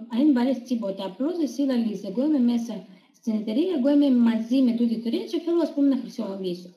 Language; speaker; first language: Greek; non-native, learner; Russian